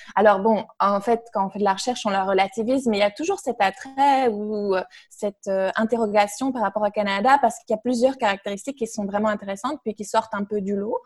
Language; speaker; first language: French; native; French